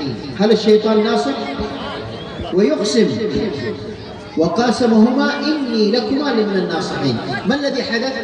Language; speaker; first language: Arabic; native; Arabic